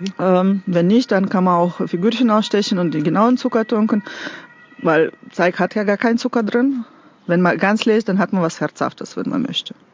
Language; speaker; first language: German; non-native, fluent; Russian